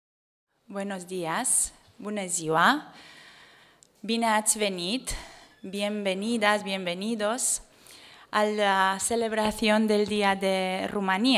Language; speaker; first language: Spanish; non-native, fluent; Romanian